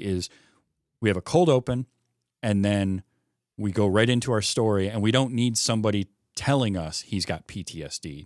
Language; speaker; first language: English; native; English